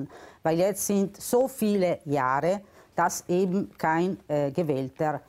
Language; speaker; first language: German; non-native, local second language; Italian